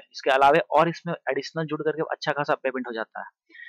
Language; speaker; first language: Hindi; native; Hindi